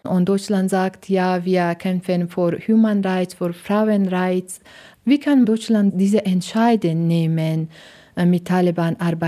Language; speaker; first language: German; non-native, learner; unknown